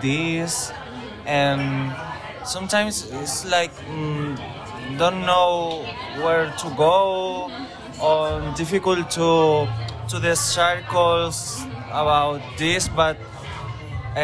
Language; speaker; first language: English; non-native, learner; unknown